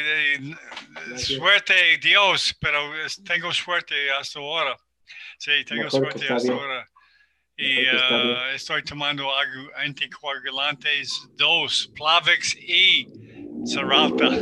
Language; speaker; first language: Spanish; non-native, learner; English